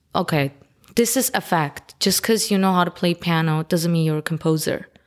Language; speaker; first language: English; early bilingual, other home language; Armenian